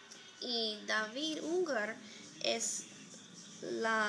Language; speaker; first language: Spanish; non-native, learner; English